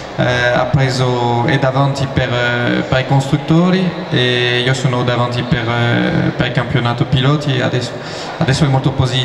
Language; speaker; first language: Italian; non-native, learner; French